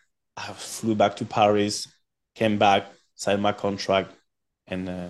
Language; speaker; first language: English; non-native, fluent; French